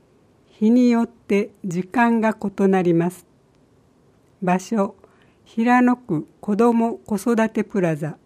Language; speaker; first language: Japanese; native; Japanese